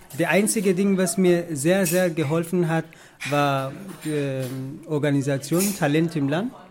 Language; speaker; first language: German; non-native, fluent; Persian